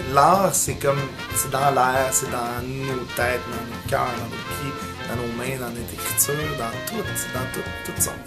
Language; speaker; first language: French; early bilingual, other home language; Italian